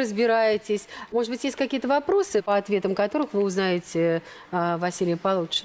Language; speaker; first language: Russian; native; Russian